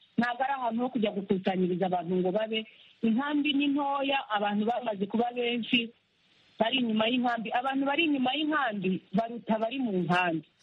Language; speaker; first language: Kinyarwanda; native; Kinyarwanda